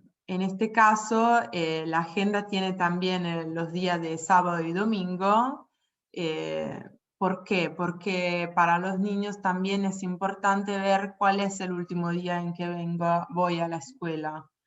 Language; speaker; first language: Spanish; non-native, fluent; Italian